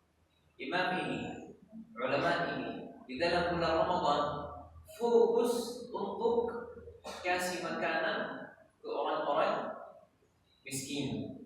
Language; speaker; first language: Indonesian; non-native, learner; Arabic